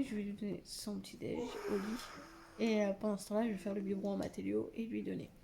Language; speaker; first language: French; native; French